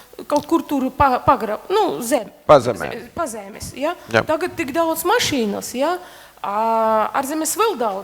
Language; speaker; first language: Latvian; non-native, local second language; Russian